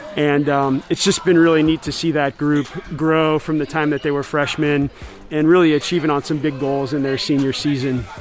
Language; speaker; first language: English; native; English